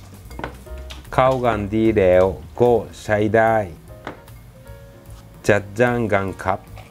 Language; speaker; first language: Thai; non-native, fluent; Japanese